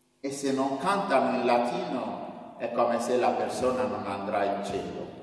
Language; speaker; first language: Italian; non-native, fluent; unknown